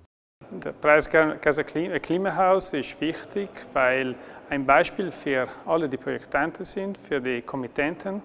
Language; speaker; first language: German; non-native, local second language; Italian